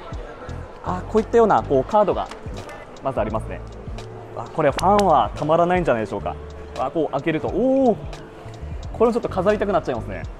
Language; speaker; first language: Japanese; native; Japanese